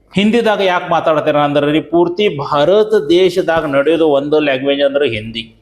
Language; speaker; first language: Kannada; native; Kannada